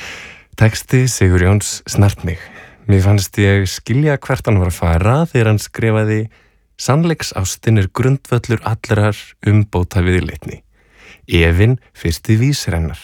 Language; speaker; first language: Icelandic; native; Icelandic